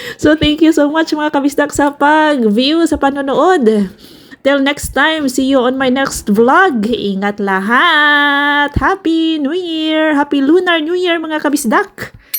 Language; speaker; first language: Filipino; non-native, local second language; Cebuano